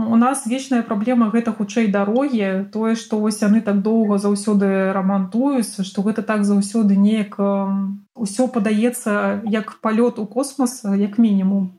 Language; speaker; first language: Belarusian; non-native, local second language; Russian